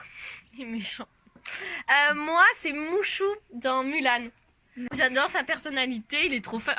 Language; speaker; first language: French; native; French